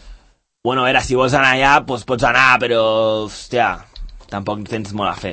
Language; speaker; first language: Catalan; native; Catalan